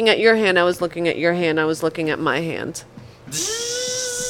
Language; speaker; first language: English; early bilingual, other home language; Polish